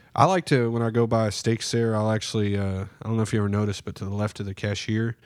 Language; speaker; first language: English; native; English